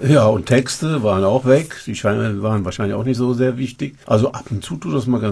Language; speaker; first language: German; native; German